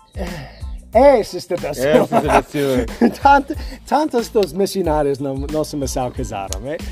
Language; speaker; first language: Portuguese; non-native, learner; English